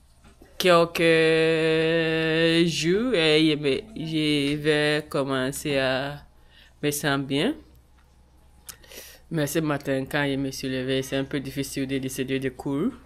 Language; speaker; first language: French; non-native, learner; English